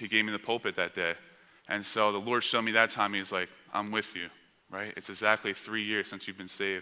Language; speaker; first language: English; native; English